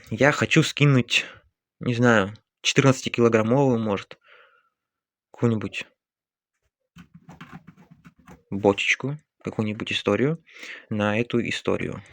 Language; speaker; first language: Russian; native; Russian